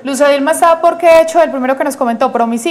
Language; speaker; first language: Spanish; native; Spanish